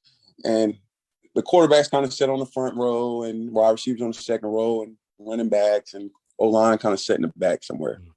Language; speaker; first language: English; native; English